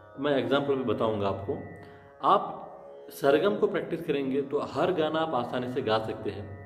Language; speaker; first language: Hindi; non-native, local second language; Kannada